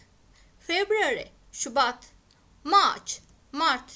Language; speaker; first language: English; non-native, fluent; Turkish